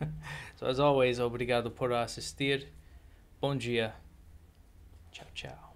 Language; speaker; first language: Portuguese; non-native, learner; English